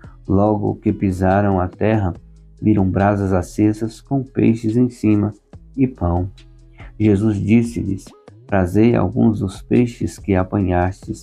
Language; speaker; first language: Portuguese; native; Portuguese